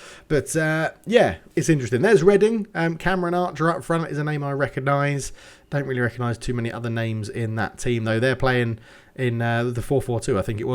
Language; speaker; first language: English; native; English